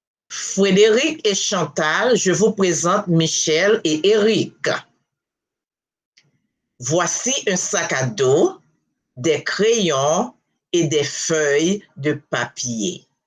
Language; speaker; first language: French; non-native, local second language; Haitian Creole